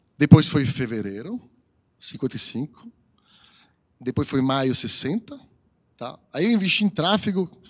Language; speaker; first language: Portuguese; non-native, fluent; French